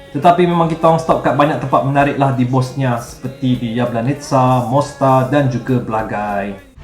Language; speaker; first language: Malay; native; Malay